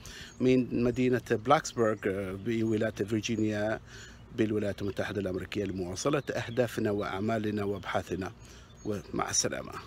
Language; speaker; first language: Arabic; native; Arabic